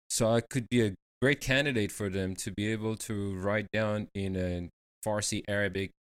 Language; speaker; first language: English; non-native, fluent; Persian